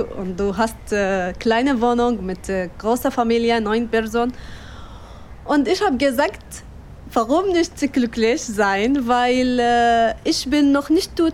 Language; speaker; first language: German; non-native, learner; Arabic